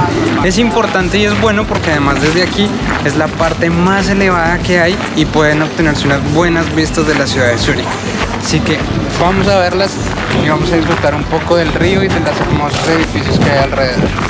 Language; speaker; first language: Spanish; native; Spanish